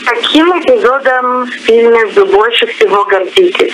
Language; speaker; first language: Russian; early bilingual, heritage; Russian